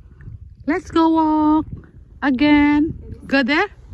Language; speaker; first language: English; non-native, learner; Indonesian